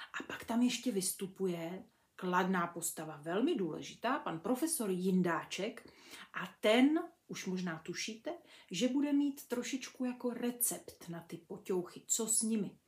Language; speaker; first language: Czech; native; Czech